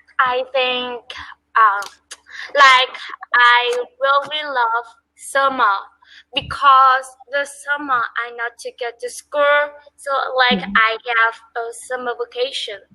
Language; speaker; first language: English; non-native, learner; Vietnamese